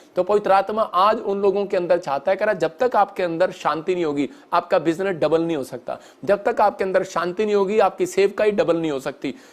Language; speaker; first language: Hindi; non-native, local second language; Punjabi